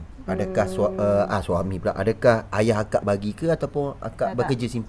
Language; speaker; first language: Malay; native; Malay